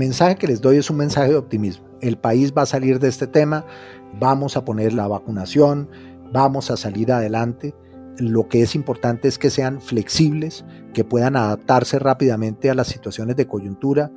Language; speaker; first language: Spanish; native; Spanish